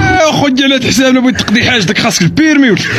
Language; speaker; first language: Arabic; native; Arabic